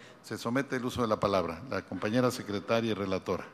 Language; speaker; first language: Spanish; native; Spanish